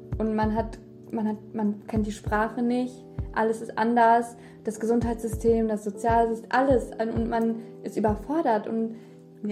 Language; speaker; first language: German; early bilingual, other home language; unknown